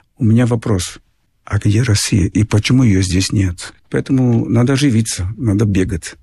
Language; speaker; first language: Russian; non-native, fluent; Portuguese